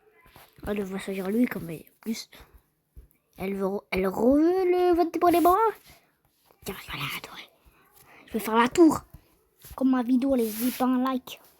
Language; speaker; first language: French; native; French